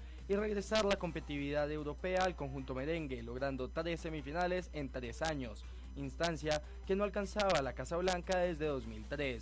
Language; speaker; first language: Spanish; native; Spanish